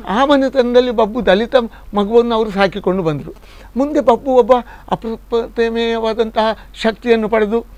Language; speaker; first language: Kannada; non-native, local second language; Tulu